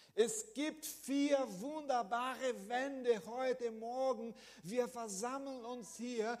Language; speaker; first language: German; non-native, fluent; Portuguese